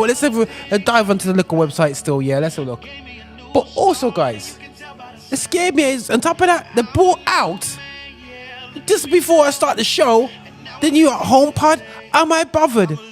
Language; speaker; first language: English; native; English